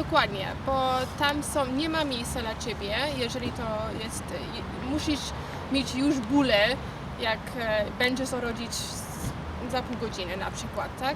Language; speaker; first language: Polish; non-native, learner; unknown